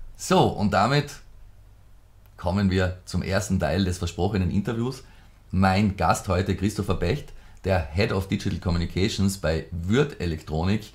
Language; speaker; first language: German; native; German